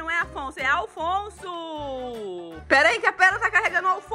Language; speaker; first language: Portuguese; native; Portuguese